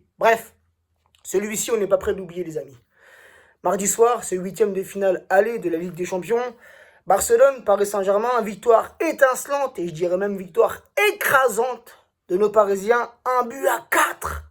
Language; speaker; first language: French; native; French